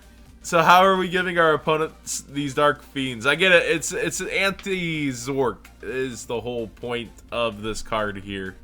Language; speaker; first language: English; native; English